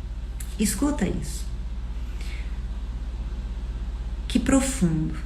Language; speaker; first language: Portuguese; native; Portuguese